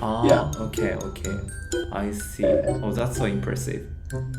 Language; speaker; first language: English; non-native, learner; Japanese